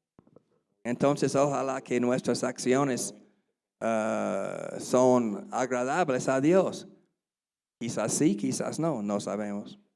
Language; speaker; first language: Spanish; non-native, learner; English